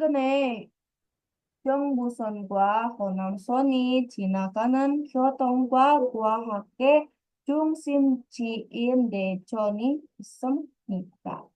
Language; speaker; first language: Korean; non-native, fluent; Indonesian